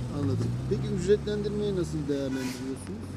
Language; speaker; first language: Turkish; native; Turkish